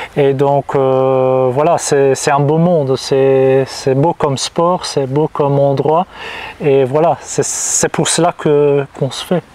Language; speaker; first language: French; non-native, local second language; Dutch